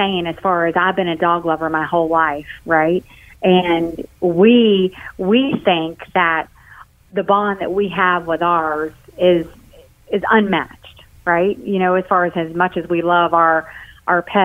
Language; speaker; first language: English; native; English